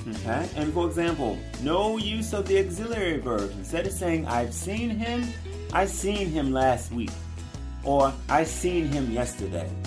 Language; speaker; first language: English; native; English